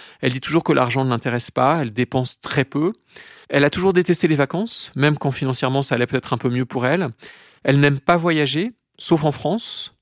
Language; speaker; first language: French; native; French